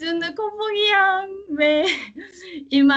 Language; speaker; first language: French; non-native, learner; Korean